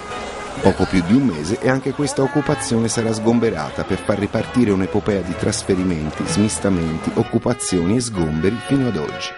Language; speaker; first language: Italian; native; Italian